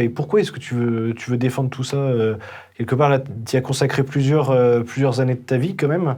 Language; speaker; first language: French; native; French